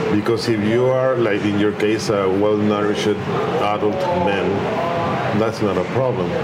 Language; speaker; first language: English; non-native, fluent; Spanish